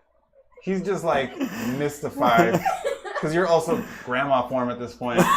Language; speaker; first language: English; native; English